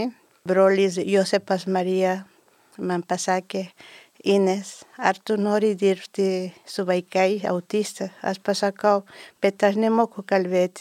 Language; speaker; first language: Lithuanian; non-native, learner; Spanish